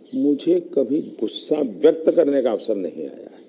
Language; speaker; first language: Hindi; non-native, local second language; Gujarati